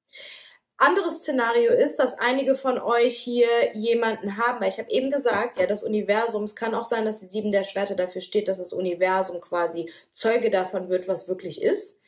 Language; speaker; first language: German; native; German